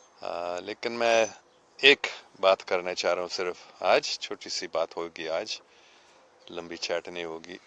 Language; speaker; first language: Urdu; non-native, fluent; English